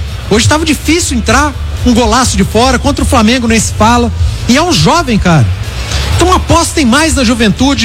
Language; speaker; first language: Portuguese; native; Portuguese